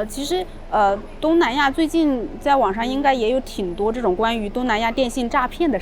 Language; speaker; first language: Chinese; native; Chinese